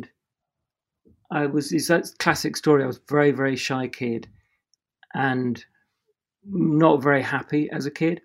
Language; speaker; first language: English; native; English